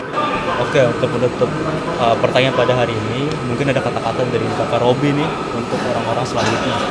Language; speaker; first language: Indonesian; native; Indonesian